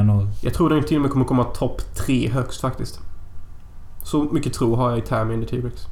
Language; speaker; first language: Swedish; native; Swedish